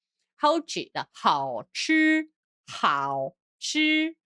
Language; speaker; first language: Chinese; non-native, learner; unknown